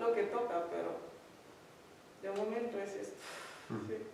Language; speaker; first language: Spanish; non-native, learner; Fula